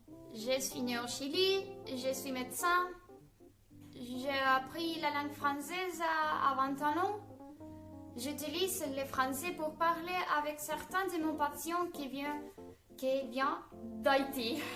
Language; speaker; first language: French; non-native, learner; Spanish